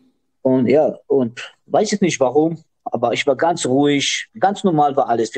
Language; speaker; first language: German; non-native, learner; Georgian